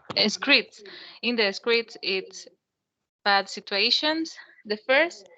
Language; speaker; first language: English; non-native, learner; Spanish